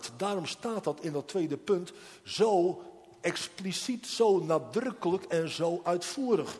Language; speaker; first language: Dutch; native; Dutch